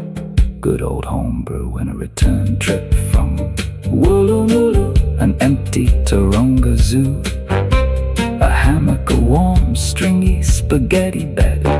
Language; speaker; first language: English; native; English